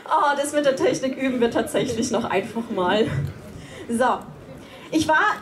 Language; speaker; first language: German; native; German